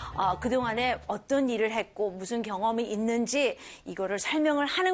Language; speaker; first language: Korean; early bilingual, heritage; Korean